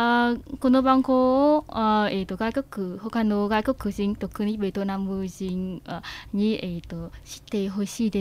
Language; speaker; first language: Japanese; non-native, fluent; Vietnamese